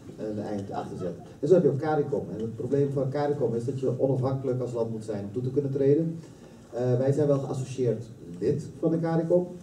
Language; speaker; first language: Dutch; non-native, local second language; Papiamento